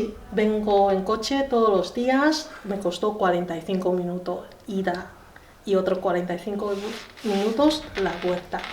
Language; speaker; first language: Spanish; non-native, learner; Chinese